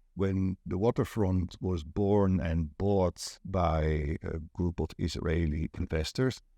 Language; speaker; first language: English; non-native, fluent; Dutch